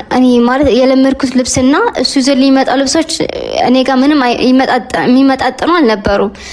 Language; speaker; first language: Amharic; native; Amharic